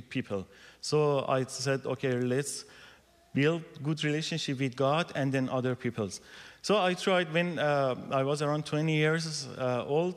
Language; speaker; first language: English; non-native, learner; Persian